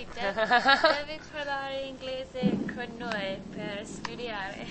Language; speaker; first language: Italian; non-native, learner; English